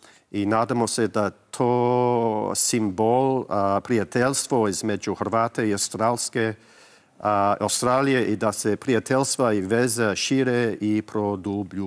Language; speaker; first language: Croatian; early bilingual, heritage; English